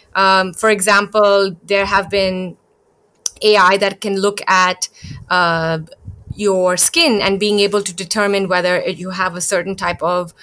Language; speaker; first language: English; early bilingual, other home language; Thai